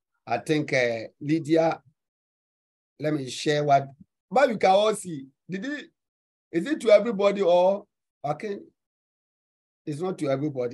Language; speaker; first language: English; non-native, local second language; Akan